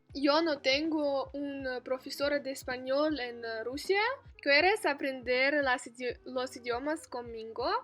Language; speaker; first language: Spanish; non-native, learner; Russian